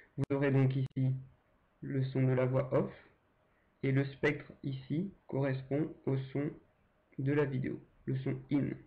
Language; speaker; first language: French; native; French